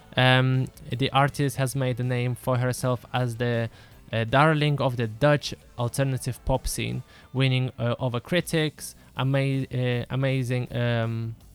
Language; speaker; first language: English; early bilingual, other home language; Lithuanian